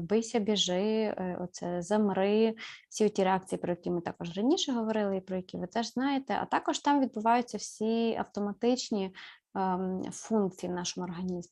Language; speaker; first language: Ukrainian; native; Ukrainian